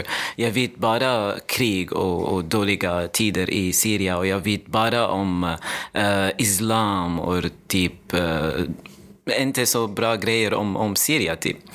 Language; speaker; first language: Swedish; non-native, fluent; Arabic